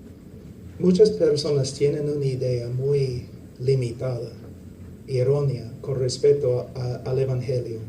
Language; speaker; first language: Spanish; non-native, fluent; English